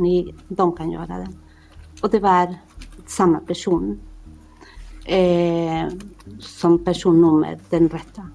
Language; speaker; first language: Swedish; non-native, fluent; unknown